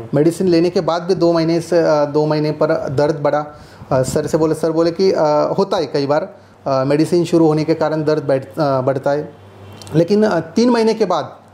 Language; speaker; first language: Hindi; non-native, local second language; Marathi